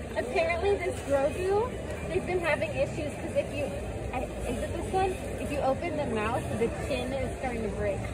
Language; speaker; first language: English; native; English